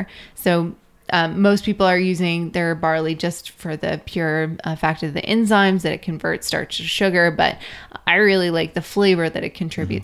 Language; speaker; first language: English; native; English